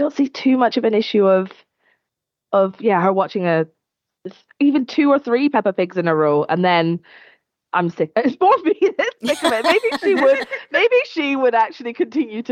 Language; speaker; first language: English; native; English